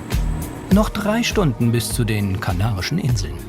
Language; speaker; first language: German; native; German